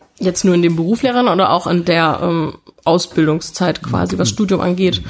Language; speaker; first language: German; early bilingual, other home language; Italian